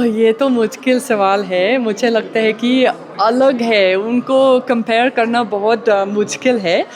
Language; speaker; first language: Hindi; early bilingual, heritage; English